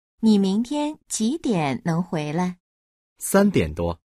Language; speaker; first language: Chinese; non-native, fluent; Vietnamese